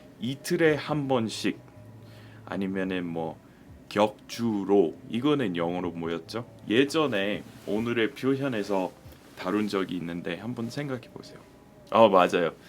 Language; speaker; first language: Korean; non-native, fluent; English